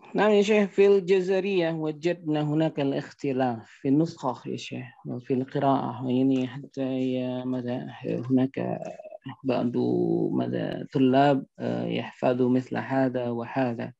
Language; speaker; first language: Arabic; non-native, learner; Indonesian